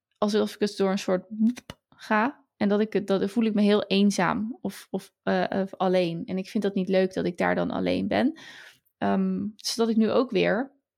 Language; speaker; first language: Dutch; native; Dutch